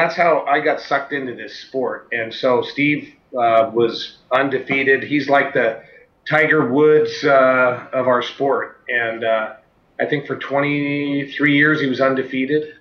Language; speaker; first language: English; native; English